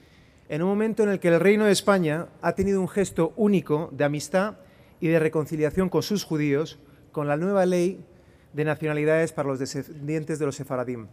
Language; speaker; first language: Spanish; native; Spanish